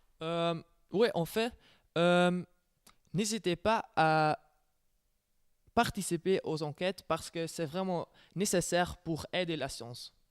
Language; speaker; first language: French; non-native, learner; Dutch